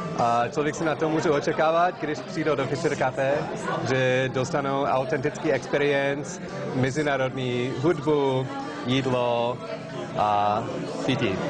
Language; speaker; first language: Czech; non-native, fluent; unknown